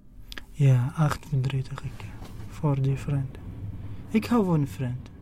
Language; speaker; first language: Dutch; non-native, learner; Arabic